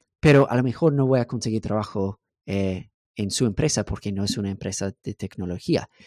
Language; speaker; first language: Spanish; non-native, fluent; English